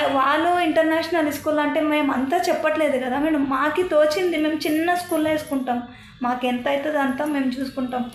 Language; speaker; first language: Telugu; non-native, local second language; Hindi